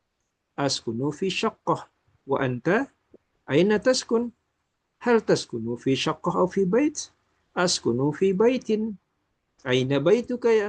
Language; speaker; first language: Arabic; non-native, fluent; Malay